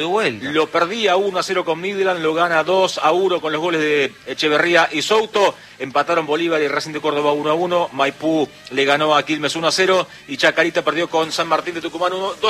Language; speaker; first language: Spanish; native; Spanish